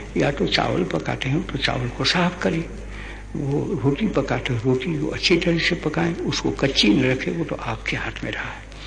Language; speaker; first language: Hindi; non-native, local second language; Gujarati